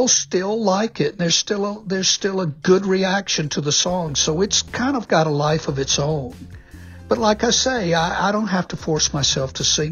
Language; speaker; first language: English; native; English